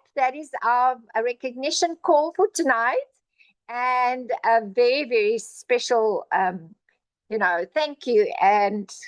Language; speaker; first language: English; non-native, local second language; Afrikaans